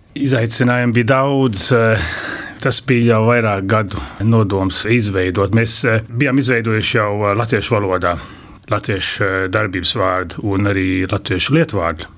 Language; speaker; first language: Latvian; early bilingual, heritage; Latvian